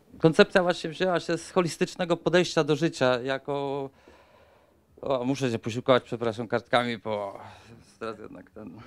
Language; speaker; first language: Polish; native; Polish